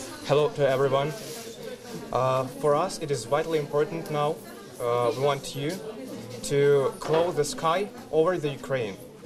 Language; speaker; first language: English; non-native, learner; Ukrainian